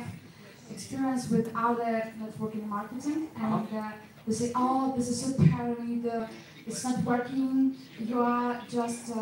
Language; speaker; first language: English; non-native, learner; Russian